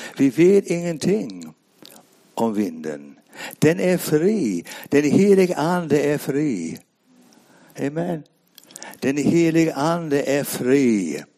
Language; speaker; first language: Swedish; non-native, fluent; English